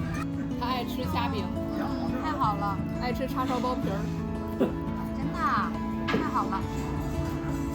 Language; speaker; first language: Chinese; native; Chinese